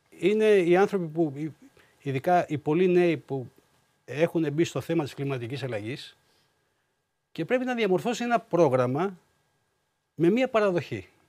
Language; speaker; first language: Greek; native; Greek